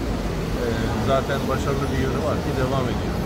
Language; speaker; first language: Turkish; native; Turkish